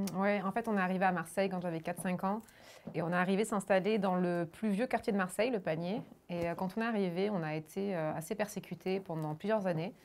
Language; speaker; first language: French; early bilingual, other home language; German